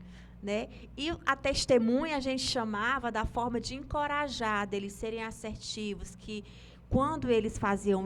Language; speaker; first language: Portuguese; native; Portuguese